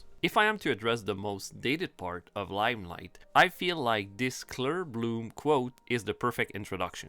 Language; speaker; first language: English; non-native, fluent; French